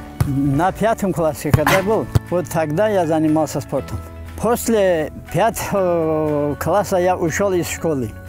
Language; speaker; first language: Russian; non-native, local second language; Avaric